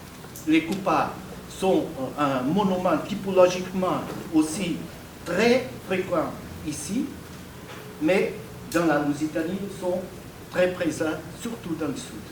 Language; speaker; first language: French; non-native, fluent; Portuguese